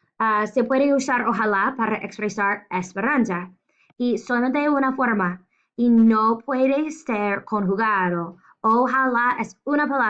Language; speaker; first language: Spanish; non-native, fluent; English